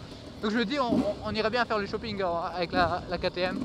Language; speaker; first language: French; native; French